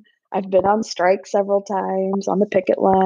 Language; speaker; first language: English; native; English